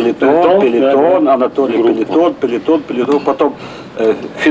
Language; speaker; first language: Russian; non-native, learner; Italian